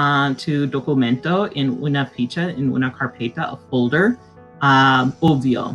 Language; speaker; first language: Spanish; non-native, fluent; English